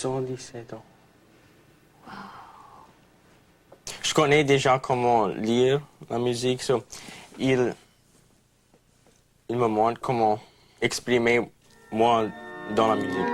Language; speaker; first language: French; non-native, local second language; English